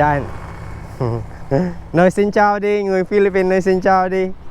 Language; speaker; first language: Vietnamese; non-native, learner; Filipino